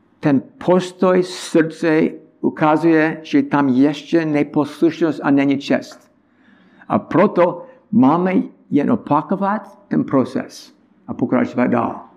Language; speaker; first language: Czech; non-native, learner; English